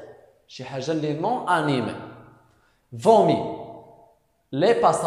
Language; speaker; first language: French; non-native, local second language; Arabic